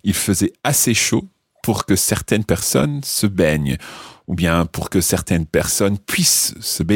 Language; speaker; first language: French; non-native, fluent; English